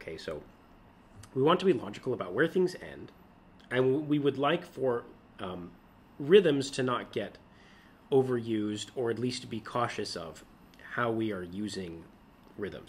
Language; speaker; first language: English; native; English